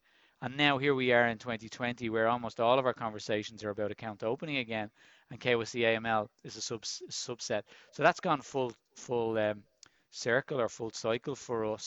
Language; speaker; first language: English; native; English